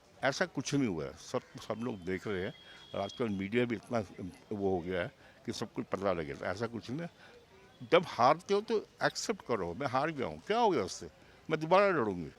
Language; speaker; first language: Hindi; non-native, local second language; Bangla